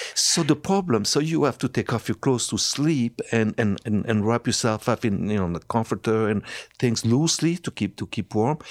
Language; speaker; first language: English; non-native, fluent; French